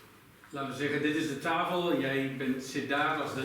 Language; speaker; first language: Dutch; native; Dutch